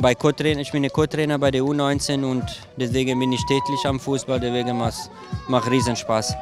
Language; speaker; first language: German; non-native, local second language; Italian